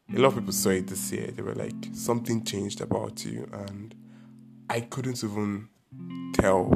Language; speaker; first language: English; non-native, local second language; Igbo